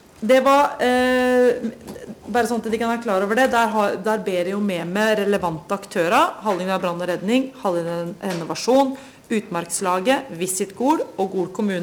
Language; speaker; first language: Norwegian; native; Norwegian